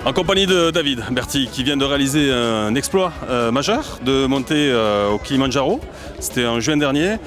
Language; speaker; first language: French; native; French